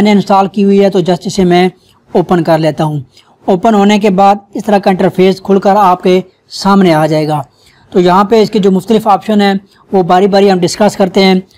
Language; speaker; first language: Urdu; non-native, local second language; Punjabi